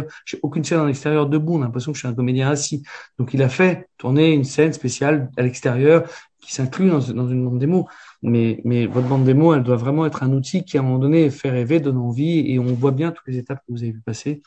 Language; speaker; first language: French; native; French